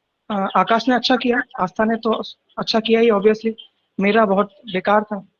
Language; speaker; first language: Hindi; native; Hindi